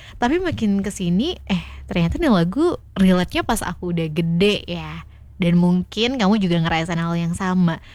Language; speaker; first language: Indonesian; native; Indonesian